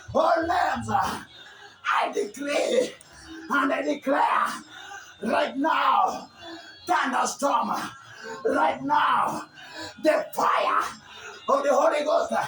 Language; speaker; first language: English; non-native, local second language; Swahili